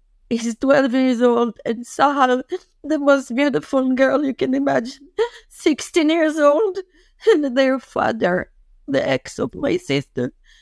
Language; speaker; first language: English; non-native, fluent; Hebrew